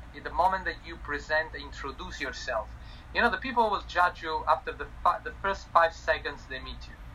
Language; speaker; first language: English; non-native, fluent; Italian